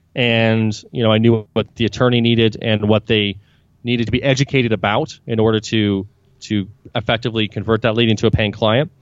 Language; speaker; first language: English; native; English